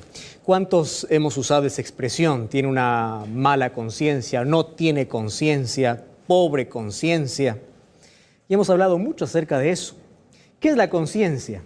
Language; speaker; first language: Spanish; native; Spanish